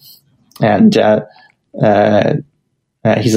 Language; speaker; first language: English; native; English